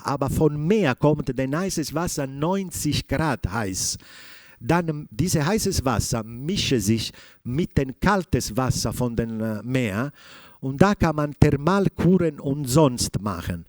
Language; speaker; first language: German; non-native, fluent; Italian